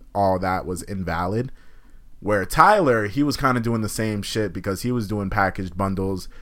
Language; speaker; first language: English; native; English